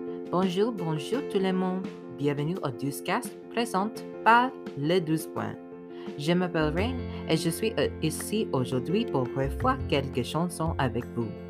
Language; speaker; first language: French; non-native, learner; English